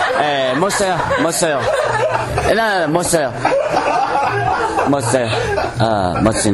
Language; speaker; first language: Korean; non-native, learner; Japanese